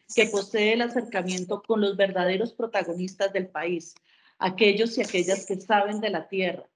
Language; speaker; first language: Spanish; native; Spanish